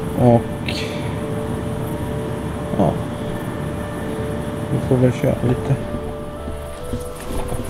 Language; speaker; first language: Swedish; native; Swedish